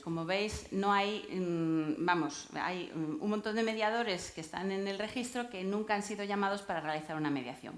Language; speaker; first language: Spanish; native; Spanish